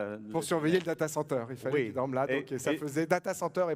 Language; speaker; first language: French; native; French